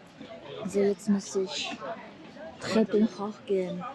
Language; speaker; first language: German; non-native, learner; Japanese